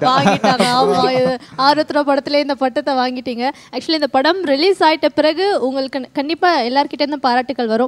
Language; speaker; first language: Tamil; native; Tamil